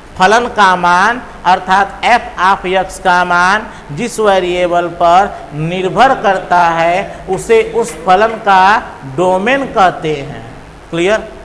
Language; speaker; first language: Hindi; native; Hindi